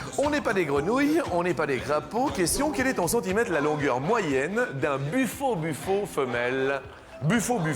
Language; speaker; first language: French; native; French